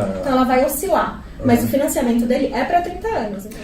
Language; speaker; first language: Portuguese; native; Portuguese